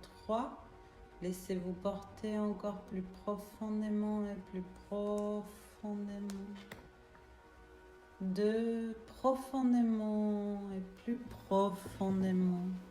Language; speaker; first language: French; native; French